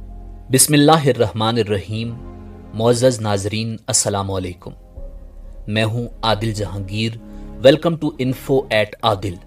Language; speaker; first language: Urdu; native; Urdu